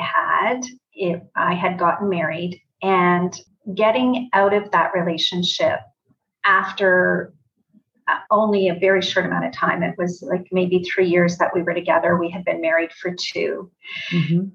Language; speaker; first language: English; native; English